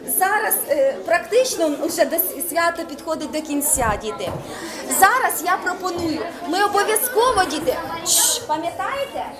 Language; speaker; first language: Ukrainian; native; Ukrainian